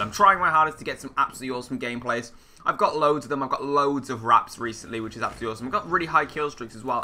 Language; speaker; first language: English; native; English